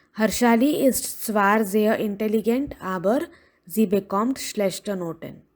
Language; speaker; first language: German; non-native, fluent; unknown